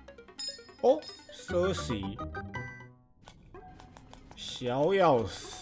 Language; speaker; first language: Chinese; native; Chinese